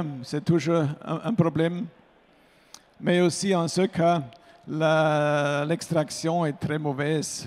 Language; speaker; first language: French; non-native, fluent; German